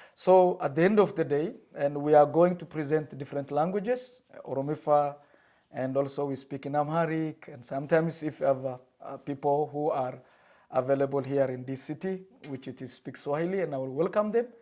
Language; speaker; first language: English; non-native, fluent; Amharic